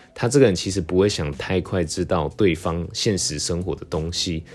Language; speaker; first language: Chinese; native; Chinese